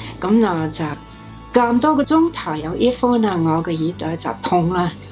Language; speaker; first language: Cantonese; non-native, fluent; English